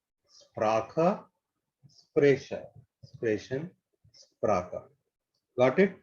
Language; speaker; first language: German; non-native, learner; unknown